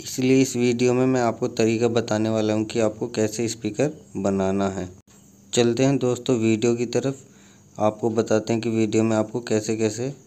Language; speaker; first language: Hindi; native; Hindi